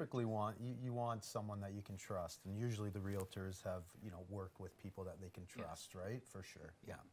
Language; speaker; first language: English; native; English